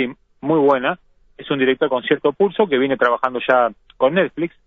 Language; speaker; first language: Spanish; native; Spanish